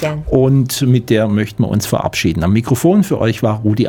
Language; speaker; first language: German; native; German